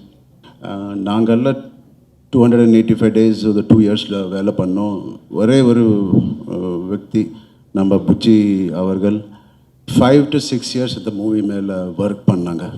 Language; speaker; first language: Tamil; non-native, learner; Telugu